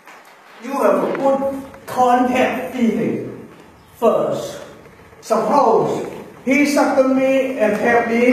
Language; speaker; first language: English; non-native, learner; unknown